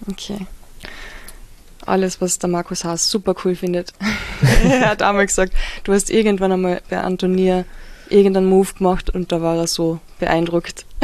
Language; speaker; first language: German; native; German